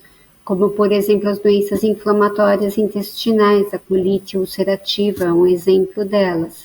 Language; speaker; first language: Portuguese; native; Portuguese